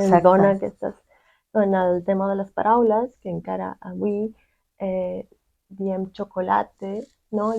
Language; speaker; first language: Catalan; non-native, fluent; Spanish